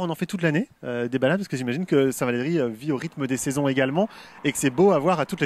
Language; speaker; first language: French; native; French